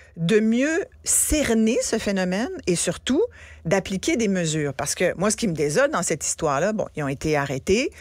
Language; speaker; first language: French; native; French